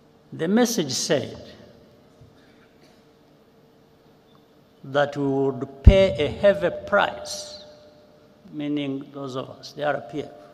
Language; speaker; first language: English; non-native, local second language; Kinyarwanda